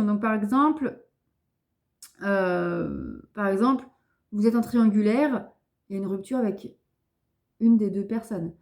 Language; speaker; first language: French; native; French